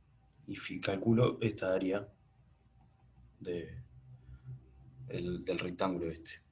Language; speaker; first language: Spanish; native; Spanish